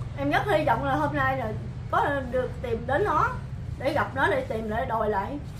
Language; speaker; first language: Vietnamese; native; Vietnamese